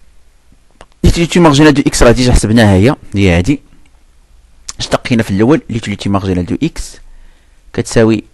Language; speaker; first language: Arabic; native; Arabic